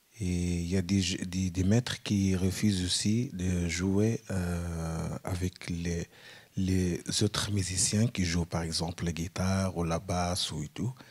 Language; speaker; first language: French; non-native, learner; Arabic